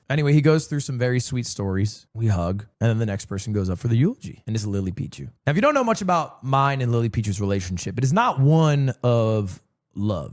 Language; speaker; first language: English; native; English